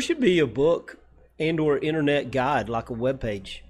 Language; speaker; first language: English; native; English